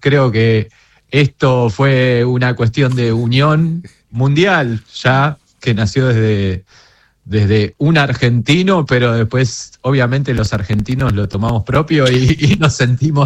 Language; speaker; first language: Spanish; native; Spanish